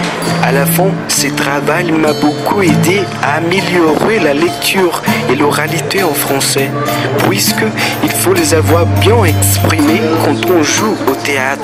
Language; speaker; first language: French; non-native, learner; Portuguese